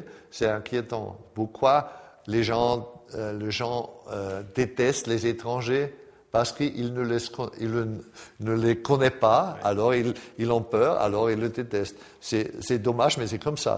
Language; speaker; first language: French; non-native, fluent; German